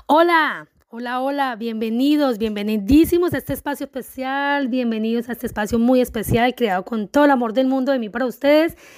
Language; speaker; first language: Spanish; native; Spanish